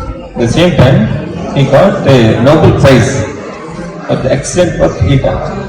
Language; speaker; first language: English; non-native, local second language; Telugu